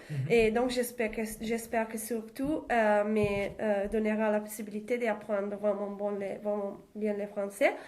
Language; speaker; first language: French; non-native, learner; Italian